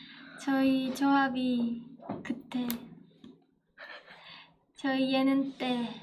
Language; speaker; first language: Korean; non-native, fluent; Japanese